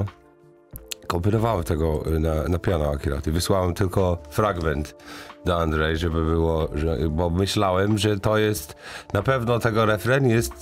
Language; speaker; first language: Polish; non-native, learner; English